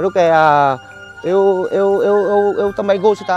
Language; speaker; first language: Portuguese; non-native, learner; Vietnamese